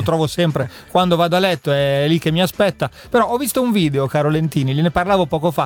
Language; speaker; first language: Italian; native; Italian